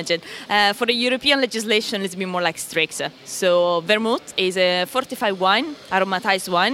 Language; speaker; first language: English; non-native, fluent; Italian